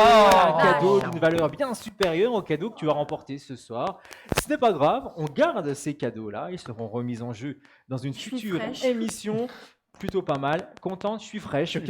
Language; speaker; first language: French; native; French